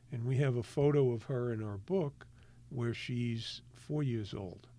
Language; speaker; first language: English; native; English